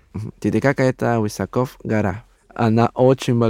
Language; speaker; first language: Russian; non-native, learner; Spanish